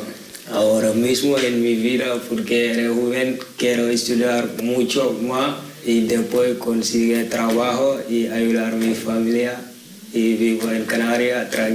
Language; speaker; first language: Spanish; non-native, learner; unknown